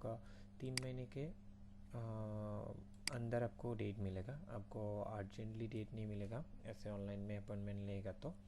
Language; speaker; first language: Hindi; non-native, fluent; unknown